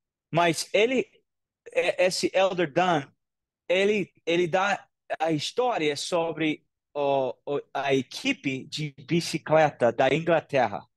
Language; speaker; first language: Portuguese; non-native, fluent; English